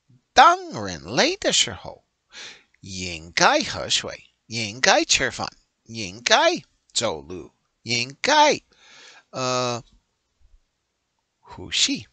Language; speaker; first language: Chinese; non-native, learner; English